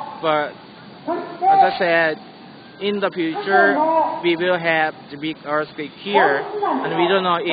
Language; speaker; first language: English; non-native, learner; Japanese